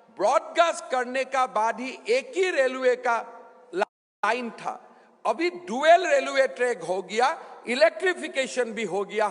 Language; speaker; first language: Hindi; non-native, local second language; Assamese